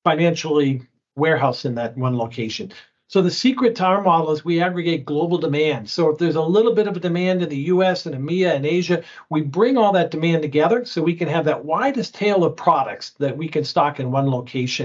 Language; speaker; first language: English; native; English